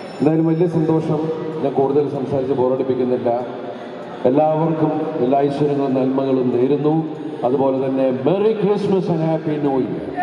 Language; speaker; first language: Malayalam; native; Malayalam